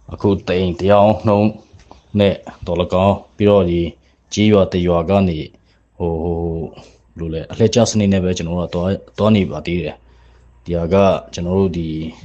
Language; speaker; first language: Burmese; non-native, local second language; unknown